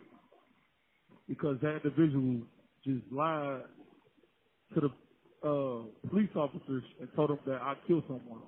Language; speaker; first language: English; native; English